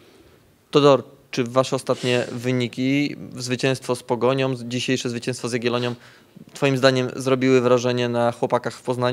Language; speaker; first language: Polish; native; Polish